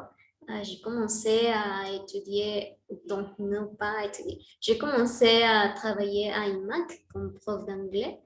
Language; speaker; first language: French; non-native, learner; Spanish